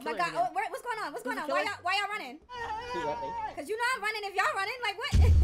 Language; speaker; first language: English; native; English